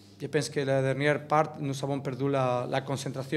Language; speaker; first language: French; non-native, learner; Catalan